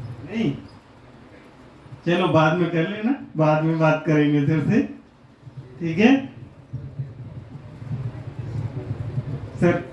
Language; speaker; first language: Hindi; native; Hindi